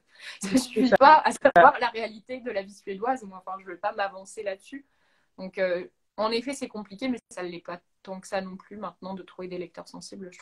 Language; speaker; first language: French; native; French